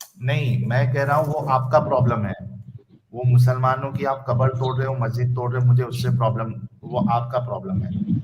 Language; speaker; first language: Urdu; native; Urdu